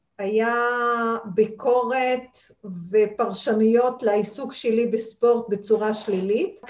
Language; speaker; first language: Hebrew; non-native, local second language; Arabic